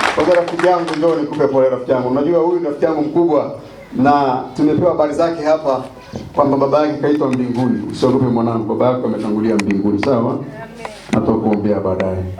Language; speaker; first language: Swahili; non-native, local second language; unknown